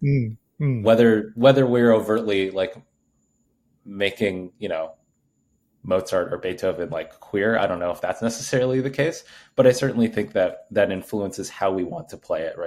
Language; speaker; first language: English; native; English